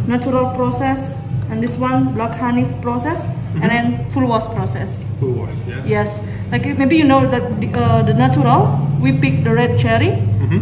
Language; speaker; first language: English; non-native, learner; Indonesian